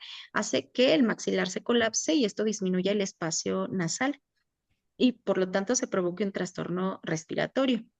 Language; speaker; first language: Spanish; native; Spanish